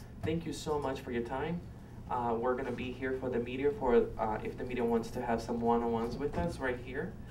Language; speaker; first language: English; non-native, fluent; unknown